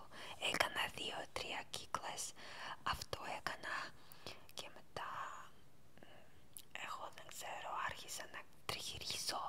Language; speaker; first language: Greek; non-native, learner; Ukrainian